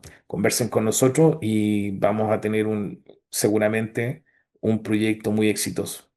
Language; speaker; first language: Spanish; native; Spanish